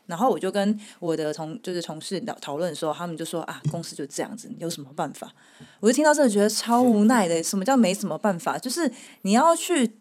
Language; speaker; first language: Chinese; native; Chinese